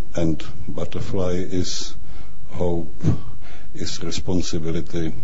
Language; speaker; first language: English; non-native, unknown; Czech